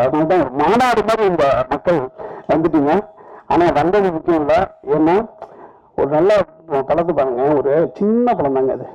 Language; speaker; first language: Tamil; native; Tamil